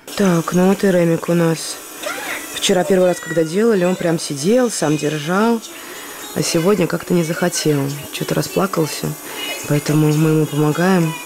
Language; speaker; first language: Russian; non-native, local second language; Latvian